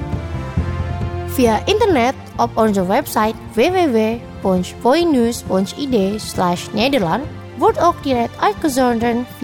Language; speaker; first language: Dutch; non-native, fluent; Indonesian